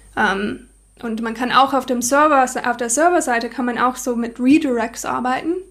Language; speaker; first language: German; non-native, fluent; English